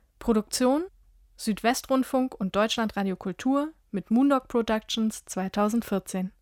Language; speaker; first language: German; native; German